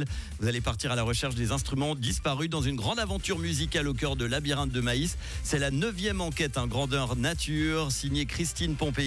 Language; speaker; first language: French; native; French